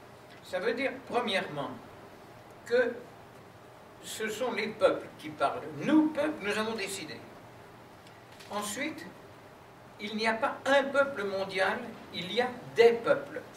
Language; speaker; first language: French; native; French